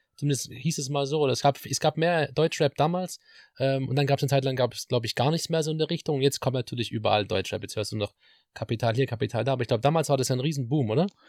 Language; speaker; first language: German; native; German